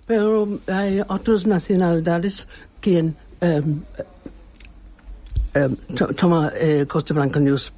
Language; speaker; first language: Spanish; non-native, learner; English